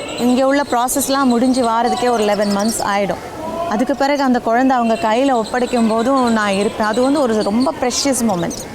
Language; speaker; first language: Tamil; native; Tamil